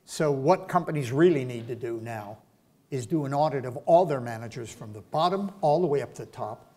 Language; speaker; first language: English; native; English